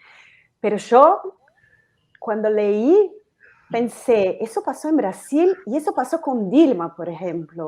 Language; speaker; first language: Spanish; non-native, fluent; Portuguese